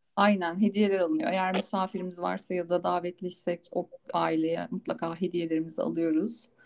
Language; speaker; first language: Turkish; native; Turkish